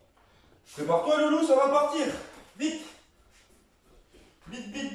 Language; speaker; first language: French; native; French